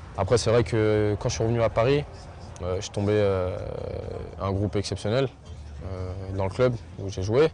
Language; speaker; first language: French; native; French